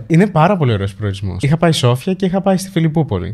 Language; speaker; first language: Greek; early bilingual, other home language; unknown